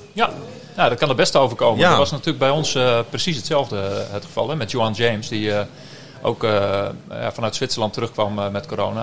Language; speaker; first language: Dutch; native; Dutch